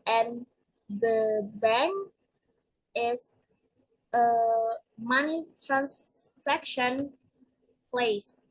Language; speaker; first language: English; non-native, learner; Indonesian